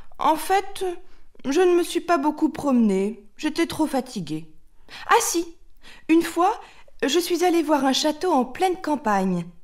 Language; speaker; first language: French; native; French